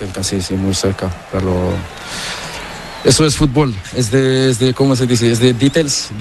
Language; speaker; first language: Spanish; non-native, learner; Portuguese